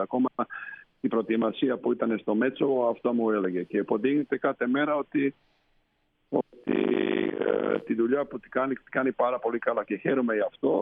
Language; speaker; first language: Greek; non-native, fluent; Slovenian